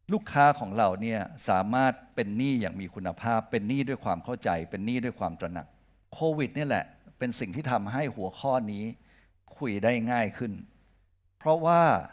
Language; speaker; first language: Thai; native; Thai